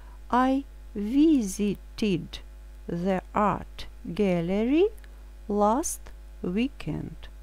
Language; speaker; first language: English; non-native, fluent; Russian